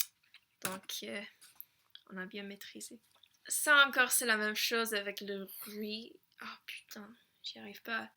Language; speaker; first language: French; non-native, fluent; English